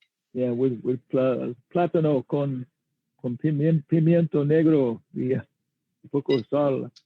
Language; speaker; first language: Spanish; non-native, learner; English